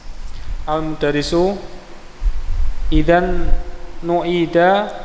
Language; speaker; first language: Arabic; non-native, learner; Indonesian